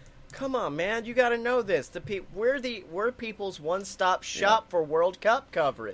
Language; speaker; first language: English; native; English